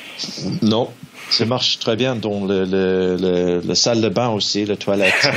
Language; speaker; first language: French; non-native, learner; English